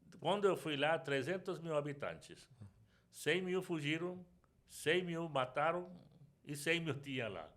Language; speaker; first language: Portuguese; non-native, fluent; Sindhi